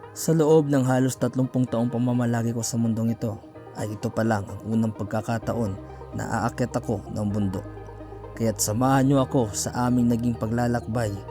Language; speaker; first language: Filipino; native; Filipino